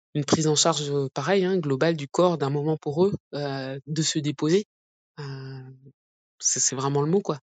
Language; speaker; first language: French; native; French